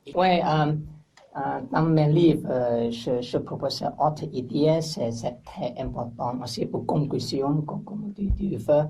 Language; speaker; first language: French; non-native, learner; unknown